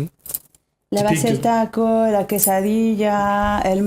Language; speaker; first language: French; non-native, fluent; Spanish